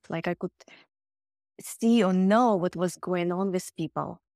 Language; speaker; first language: English; non-native, fluent; Russian